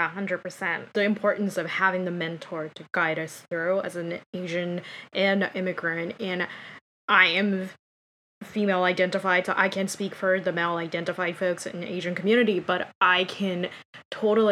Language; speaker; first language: English; non-native, fluent; Japanese